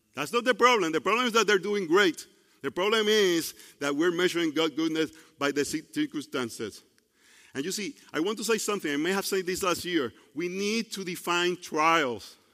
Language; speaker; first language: English; non-native, fluent; Spanish